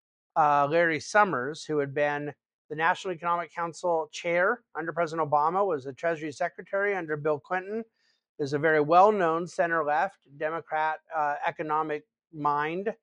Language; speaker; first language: English; native; English